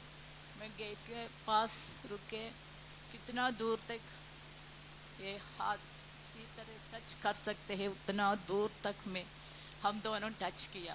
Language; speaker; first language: Hindi; non-native, local second language; Malayalam